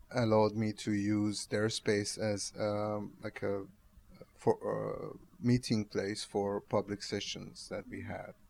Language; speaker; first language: English; non-native, fluent; Persian